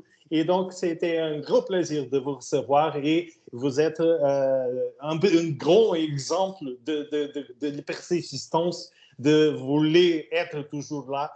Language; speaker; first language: French; non-native, learner; Portuguese